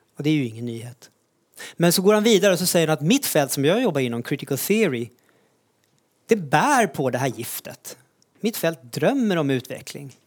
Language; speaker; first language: Swedish; native; Swedish